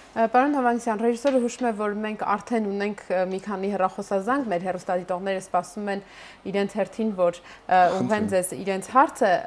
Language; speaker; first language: Armenian; native; Armenian